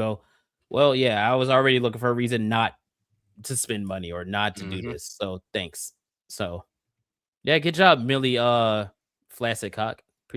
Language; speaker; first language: English; native; English